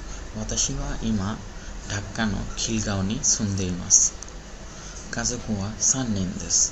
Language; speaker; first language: Japanese; non-native, learner; Bangla